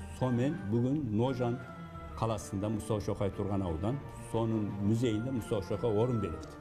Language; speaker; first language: Kazakh; early bilingual, heritage; Kazakh